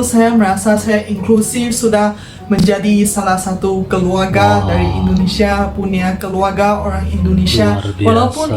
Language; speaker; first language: Indonesian; non-native, fluent; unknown